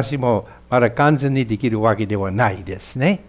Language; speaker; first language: Japanese; non-native, fluent; English